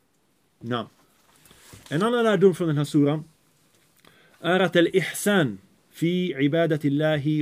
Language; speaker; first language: Swedish; early bilingual, other home language; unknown